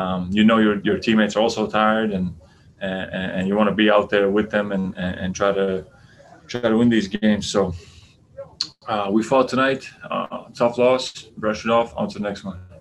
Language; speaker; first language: English; non-native, fluent; Latvian